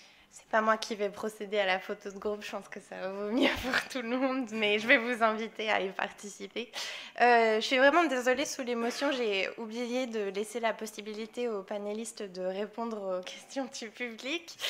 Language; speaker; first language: French; non-native, fluent; English